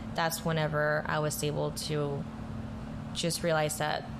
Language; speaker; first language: English; early bilingual, other home language; Spanish